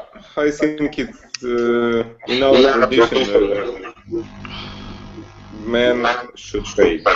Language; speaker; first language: English; non-native, learner; Russian